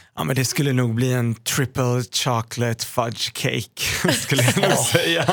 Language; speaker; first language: Swedish; early bilingual, other home language; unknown